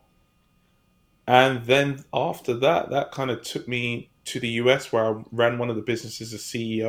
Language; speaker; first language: English; native; English